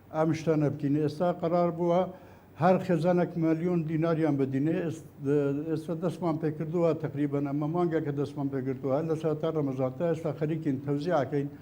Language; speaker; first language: Central Kurdish; non-native, local second language; Kurdish